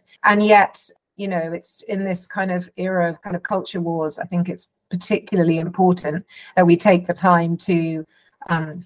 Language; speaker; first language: English; native; English